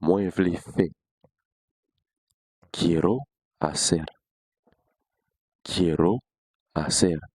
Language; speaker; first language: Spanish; non-native, fluent; Haitian Creole